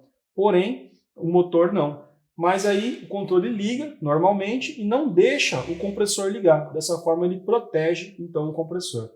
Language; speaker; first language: Portuguese; native; Portuguese